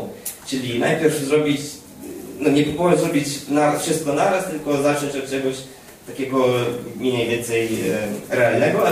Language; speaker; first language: Polish; non-native, fluent; Ukrainian